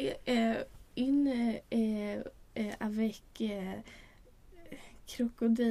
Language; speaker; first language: French; non-native, learner; Swedish